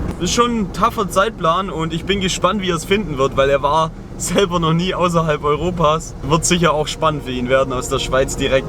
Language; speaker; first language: German; native; German